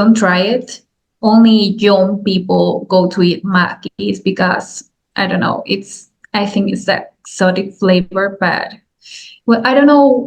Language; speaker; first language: English; non-native, learner; Spanish